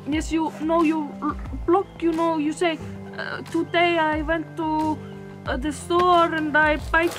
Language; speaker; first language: English; non-native, learner; Icelandic